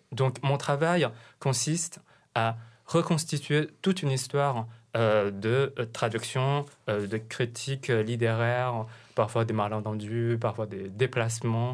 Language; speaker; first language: French; non-native, fluent; Chinese